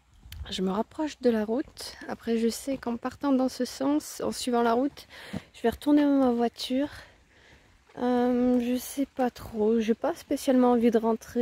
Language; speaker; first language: French; native; French